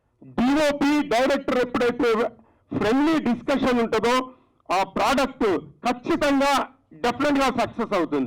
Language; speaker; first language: Telugu; native; Telugu